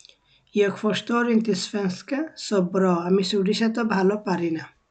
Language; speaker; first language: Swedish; non-native, fluent; Bangla